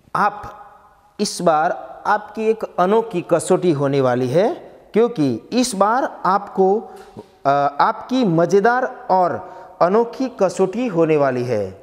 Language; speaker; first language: Hindi; non-native, local second language; Gujarati